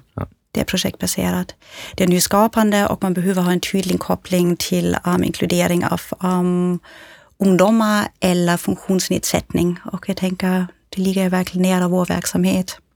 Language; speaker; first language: Swedish; non-native, fluent; German